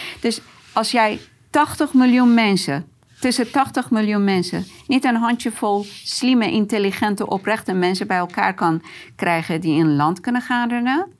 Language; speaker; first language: Dutch; non-native, fluent; Persian